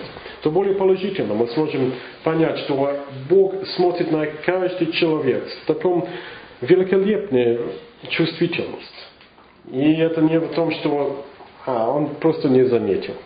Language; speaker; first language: Russian; non-native, learner; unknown